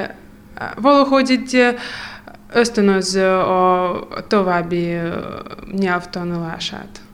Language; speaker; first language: Hungarian; non-native, fluent; Russian